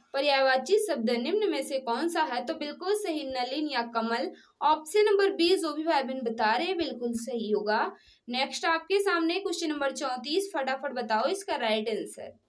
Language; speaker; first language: Hindi; native; Hindi